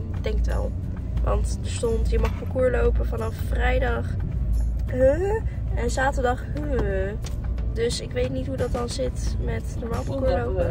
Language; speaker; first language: Dutch; native; Dutch